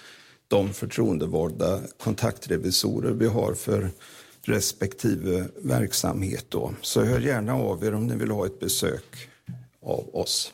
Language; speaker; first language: Swedish; native; Swedish